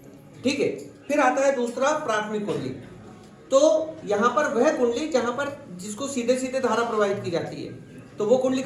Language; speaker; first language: Hindi; native; Hindi